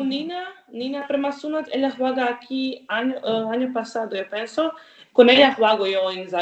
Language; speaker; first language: Spanish; non-native, learner; Croatian